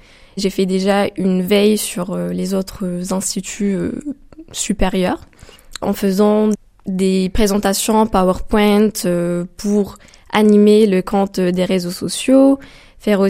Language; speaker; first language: French; non-native, local second language; Arabic